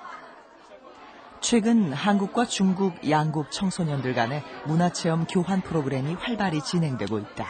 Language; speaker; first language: Korean; native; Korean